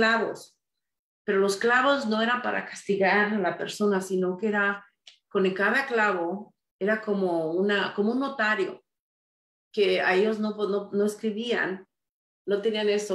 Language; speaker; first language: Spanish; early bilingual, heritage; Spanish